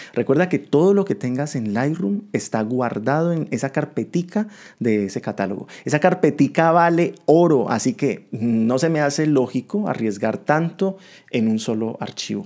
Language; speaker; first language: Spanish; native; Spanish